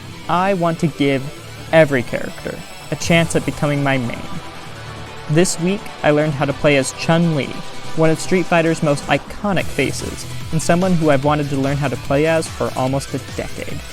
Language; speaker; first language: English; native; English